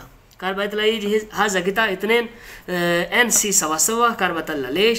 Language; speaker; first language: Arabic; non-native, learner; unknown